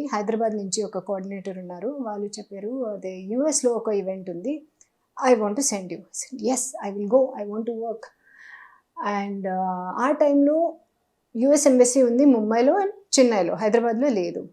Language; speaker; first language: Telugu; non-native, learner; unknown